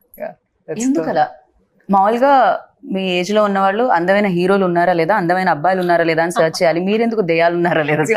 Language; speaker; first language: Telugu; native; Telugu